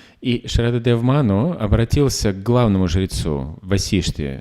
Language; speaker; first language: Russian; native; Russian